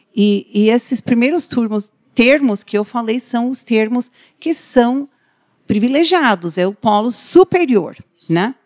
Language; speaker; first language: Portuguese; non-native, fluent; English